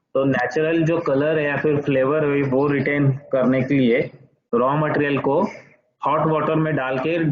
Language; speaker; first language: Hindi; non-native, local second language; Marathi